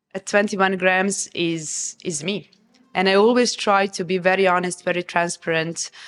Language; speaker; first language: English; non-native, fluent; Serbian